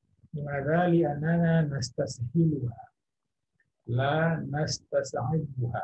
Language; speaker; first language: Arabic; non-native, fluent; Indonesian